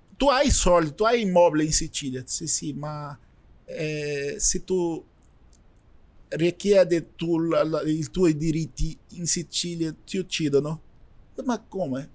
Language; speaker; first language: Italian; non-native, learner; Portuguese